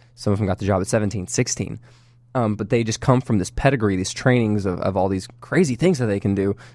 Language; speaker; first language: English; native; English